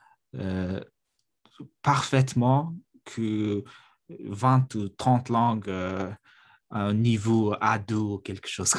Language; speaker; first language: French; non-native, fluent; Mongolian